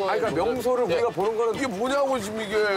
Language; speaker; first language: Korean; native; Korean